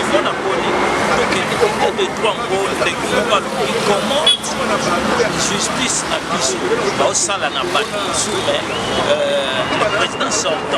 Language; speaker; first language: French; non-native, local second language; Lingala